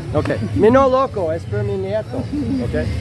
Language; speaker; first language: Spanish; non-native, learner; English